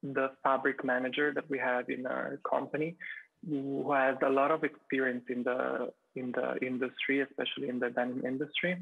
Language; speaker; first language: English; non-native, fluent; Italian